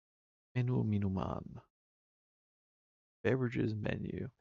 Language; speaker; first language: Indonesian; non-native, learner; English